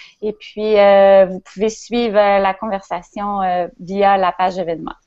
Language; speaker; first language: French; native; French